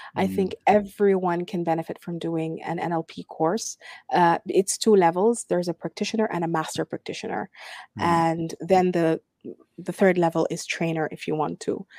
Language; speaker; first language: English; non-native, fluent; Arabic